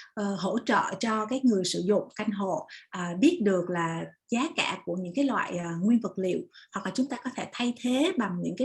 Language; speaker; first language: Vietnamese; native; Vietnamese